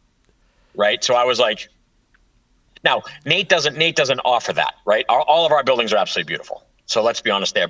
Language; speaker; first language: English; native; English